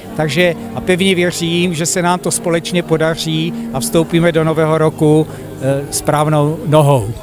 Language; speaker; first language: Czech; native; Czech